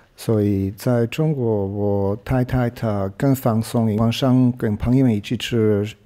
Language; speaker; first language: Chinese; non-native, learner; Portuguese